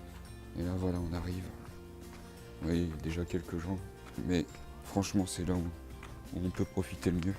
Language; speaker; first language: French; native; French